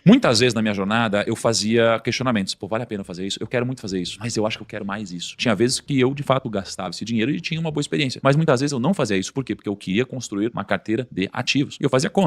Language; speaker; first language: Portuguese; native; Portuguese